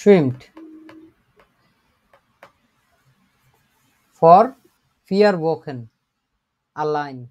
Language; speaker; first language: German; non-native, fluent; Bangla